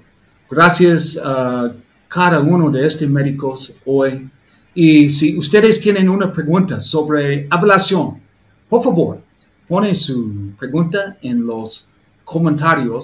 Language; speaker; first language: Spanish; non-native, learner; English